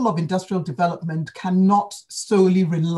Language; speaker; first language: English; non-native, local second language; Akan